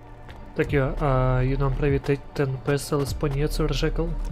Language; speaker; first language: Czech; non-native, learner; Ukrainian